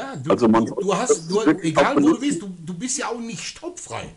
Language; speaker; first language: German; native; German